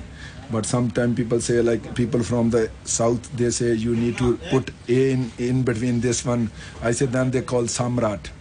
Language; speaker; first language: English; non-native, local second language; Punjabi